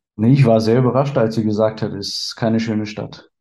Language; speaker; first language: German; native; German